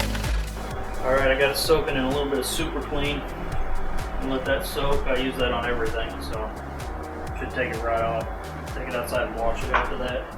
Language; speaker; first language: English; native; English